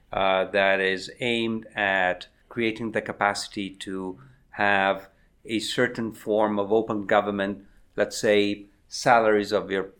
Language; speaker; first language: English; non-native, fluent; Spanish